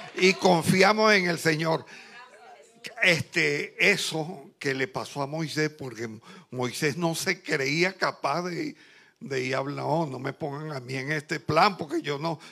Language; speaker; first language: Spanish; native; Spanish